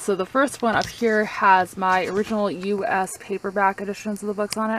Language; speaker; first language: English; native; English